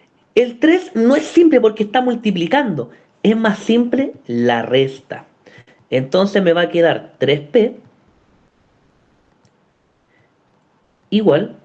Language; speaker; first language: Spanish; native; Spanish